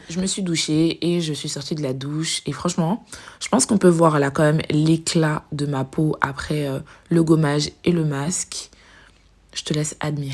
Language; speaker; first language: French; native; French